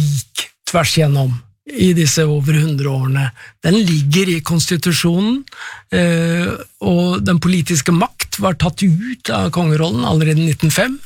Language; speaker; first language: Norwegian; native; Norwegian